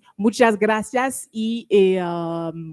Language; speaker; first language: Spanish; non-native, learner; French